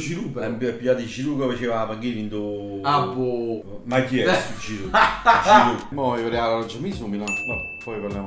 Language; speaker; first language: Italian; native; Italian